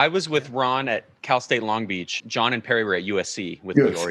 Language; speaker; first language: English; native; English